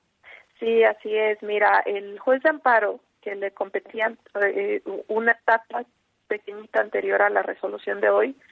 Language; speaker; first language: Spanish; native; Spanish